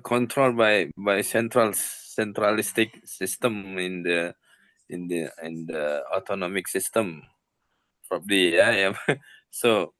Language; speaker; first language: English; non-native, fluent; Indonesian